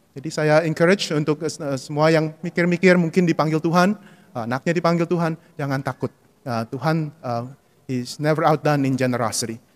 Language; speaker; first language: Indonesian; native; Indonesian